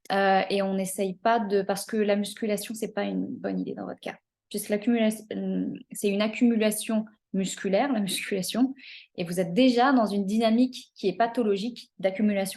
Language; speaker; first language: French; native; French